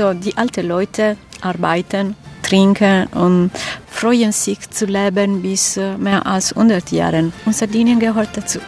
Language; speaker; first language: German; non-native, fluent; Italian